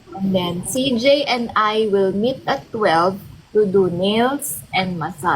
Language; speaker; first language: English; non-native, learner; Filipino